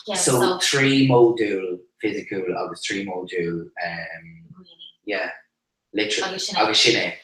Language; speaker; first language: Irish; non-native, local second language; English